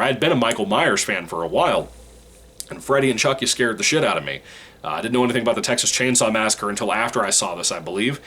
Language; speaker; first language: English; native; English